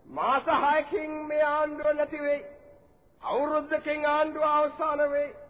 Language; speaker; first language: Sinhala; non-native, local second language; English